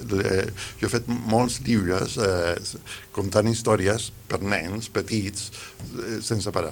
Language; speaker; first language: Catalan; non-native, fluent; Spanish